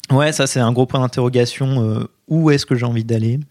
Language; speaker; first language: French; native; French